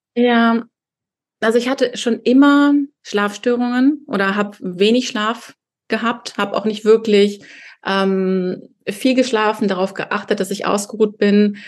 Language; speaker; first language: German; early bilingual, heritage; Russian